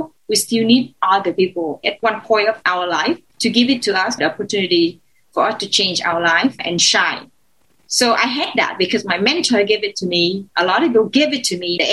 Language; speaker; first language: English; non-native, fluent; Vietnamese